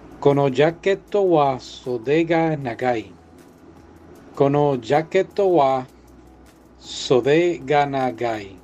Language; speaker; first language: Japanese; non-native, learner; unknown